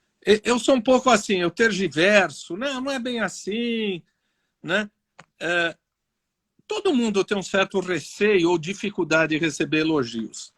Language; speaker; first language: Portuguese; native; Portuguese